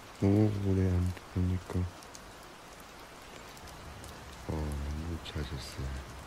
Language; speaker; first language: Korean; non-native, learner; Chinese